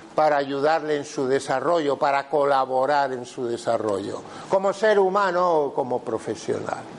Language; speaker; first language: Spanish; native; Spanish